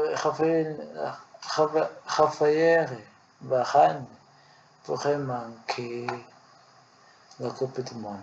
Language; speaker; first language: French; non-native, learner; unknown